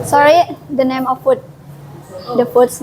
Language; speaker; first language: English; non-native, fluent; Indonesian